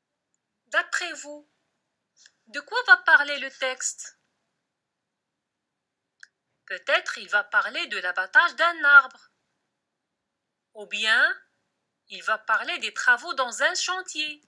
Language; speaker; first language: French; non-native, local second language; Arabic